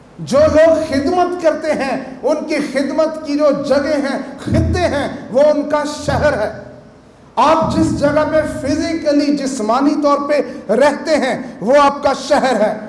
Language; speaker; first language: Urdu; native; Urdu